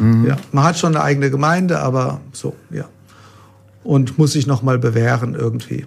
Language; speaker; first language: German; native; German